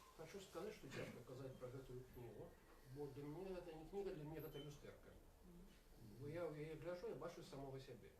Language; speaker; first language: Belarusian; non-native, local second language; Russian